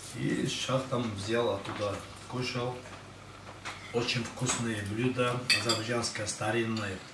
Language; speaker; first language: Russian; non-native, local second language; Azerbaijani